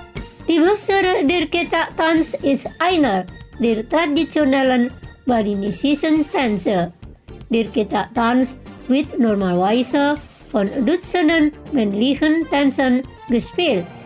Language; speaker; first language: German; non-native, fluent; Indonesian